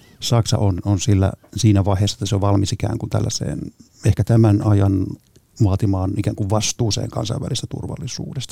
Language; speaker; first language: Finnish; native; Finnish